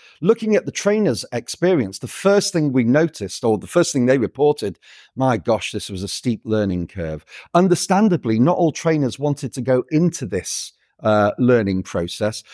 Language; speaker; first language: English; native; English